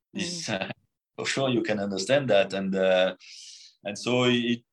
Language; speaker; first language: English; non-native, fluent; French